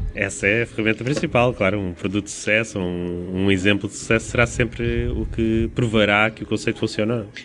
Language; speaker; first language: Portuguese; native; Portuguese